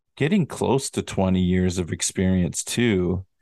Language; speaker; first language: English; native; English